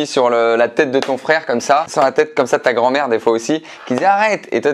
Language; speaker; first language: French; native; French